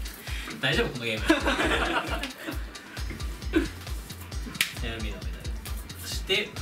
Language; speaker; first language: Japanese; native; Japanese